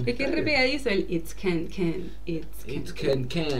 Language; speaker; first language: Spanish; native; Spanish